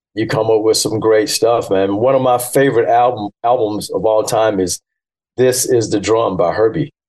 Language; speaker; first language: English; early bilingual, other home language; Yoruba